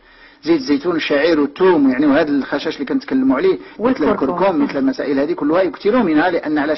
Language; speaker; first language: Arabic; native; Arabic